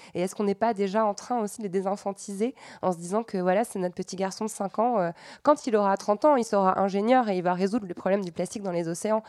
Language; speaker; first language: French; native; French